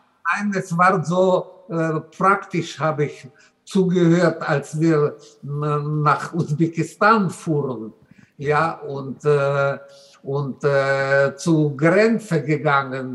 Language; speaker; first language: German; non-native, learner; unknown